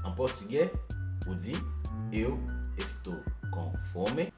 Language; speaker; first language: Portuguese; non-native, learner; Haitian Creole